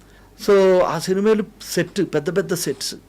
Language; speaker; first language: Telugu; non-native, fluent; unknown